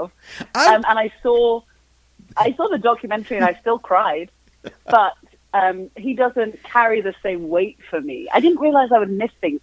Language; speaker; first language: English; native; English